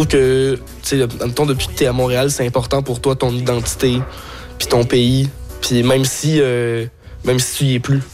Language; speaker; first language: French; native; French